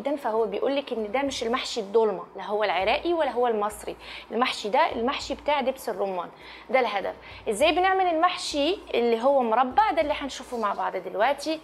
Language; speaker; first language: Arabic; native; Arabic